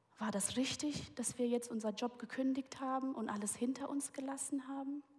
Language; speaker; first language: German; early bilingual, heritage; German